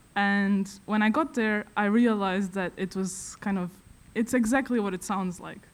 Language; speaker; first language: English; non-native, fluent; Portuguese